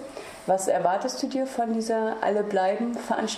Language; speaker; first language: German; native; German